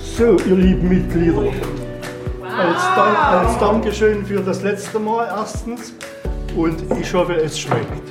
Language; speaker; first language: German; native; German